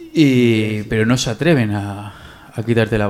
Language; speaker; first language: Spanish; native; Spanish